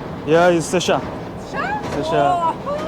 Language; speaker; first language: Russian; non-native, learner; English